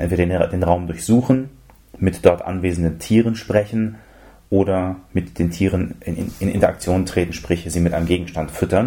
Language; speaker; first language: German; native; German